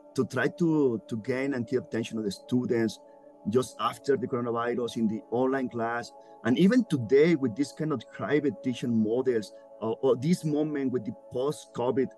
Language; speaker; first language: English; non-native, fluent; Spanish